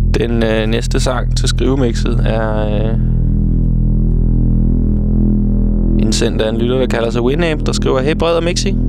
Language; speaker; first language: Danish; native; Danish